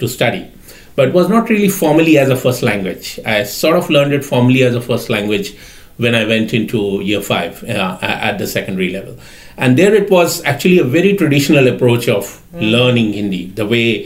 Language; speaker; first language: English; non-native, local second language; Bangla